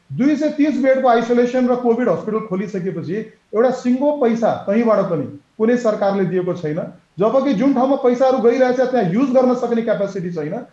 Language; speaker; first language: Nepali; native; Nepali